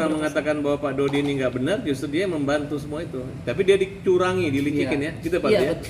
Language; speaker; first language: Indonesian; native; Indonesian